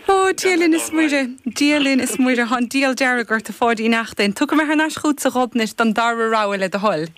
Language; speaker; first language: Irish; native; Irish